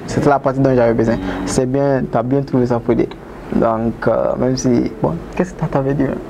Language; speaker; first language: French; non-native, local second language; Bambara